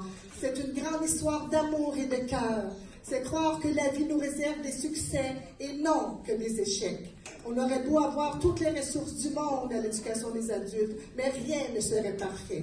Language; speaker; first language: French; native; French